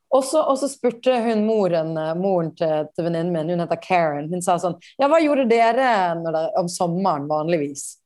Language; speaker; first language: Norwegian; native; Norwegian